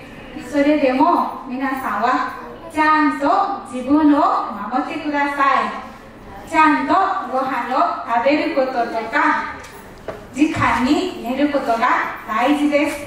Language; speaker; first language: Japanese; non-native, fluent; Nepali